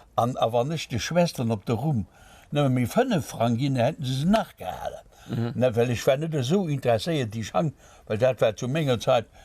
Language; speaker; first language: Luxembourgish; native; Luxembourgish